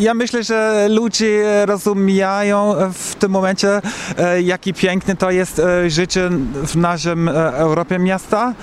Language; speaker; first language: Polish; non-native, learner; German